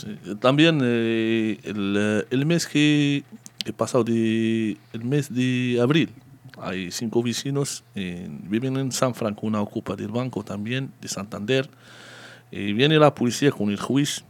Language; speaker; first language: Spanish; non-native, learner; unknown